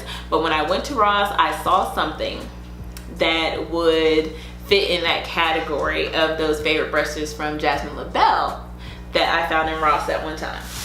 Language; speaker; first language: English; native; English